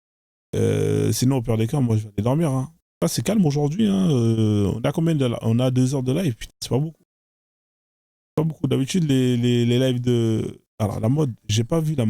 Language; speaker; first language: French; native; French